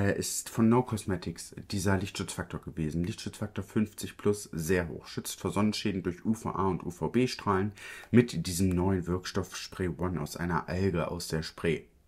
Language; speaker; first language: German; early bilingual, other home language; Italian